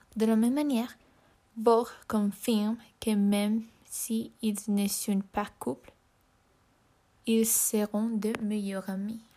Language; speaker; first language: French; non-native, learner; Spanish